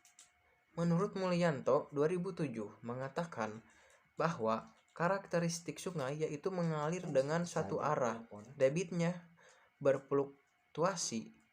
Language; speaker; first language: Indonesian; native; Indonesian